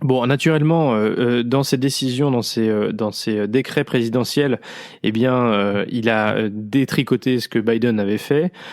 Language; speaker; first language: French; native; French